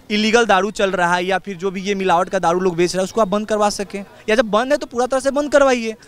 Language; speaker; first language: Hindi; native; Hindi